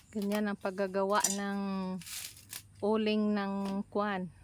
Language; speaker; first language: Filipino; non-native, local second language; Cebuano